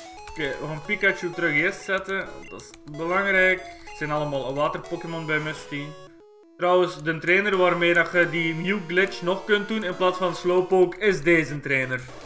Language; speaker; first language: Dutch; native; Dutch